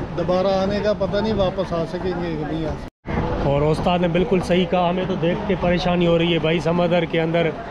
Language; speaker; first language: Urdu; non-native, local second language; Sindhi